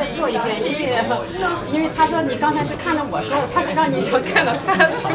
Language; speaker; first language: Chinese; native; Chinese